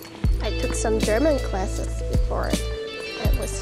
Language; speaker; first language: English; non-native, learner; Korean